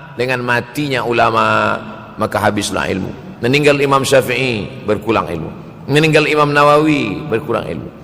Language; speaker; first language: Malay; native; Malay